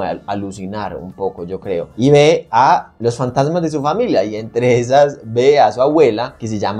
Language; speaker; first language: Spanish; native; Spanish